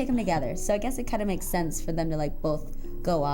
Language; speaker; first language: English; native; English